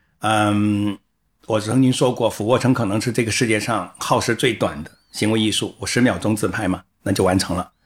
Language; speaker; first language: Chinese; native; Chinese